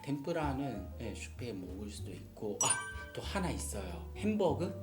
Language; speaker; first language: Korean; non-native, learner; Japanese